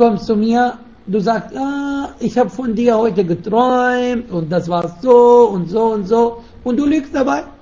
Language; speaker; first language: German; non-native, fluent; Arabic